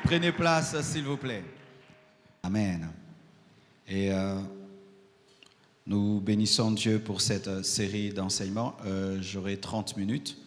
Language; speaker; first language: French; non-native, local second language; Lingala